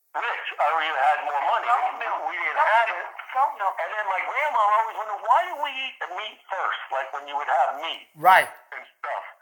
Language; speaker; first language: English; early bilingual, other home language; Italian